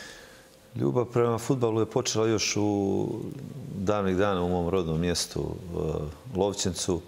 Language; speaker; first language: Serbian; native; Serbian